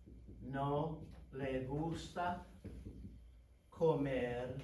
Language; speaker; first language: Spanish; non-native, fluent; English